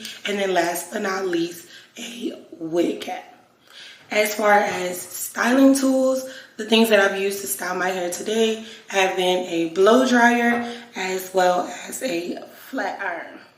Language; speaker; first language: English; native; English